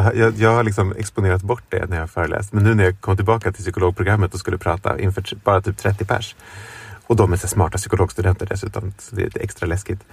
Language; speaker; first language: Swedish; native; Swedish